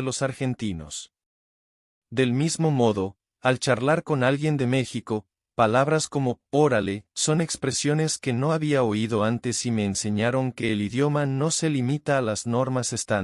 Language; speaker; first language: Spanish; non-native, fluent; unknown